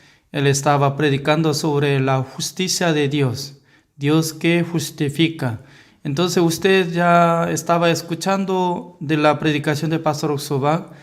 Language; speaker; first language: Spanish; non-native, learner; Korean